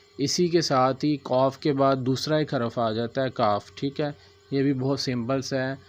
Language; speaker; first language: Urdu; native; Urdu